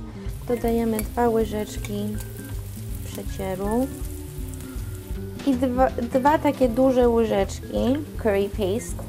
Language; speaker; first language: Polish; early bilingual, heritage; Polish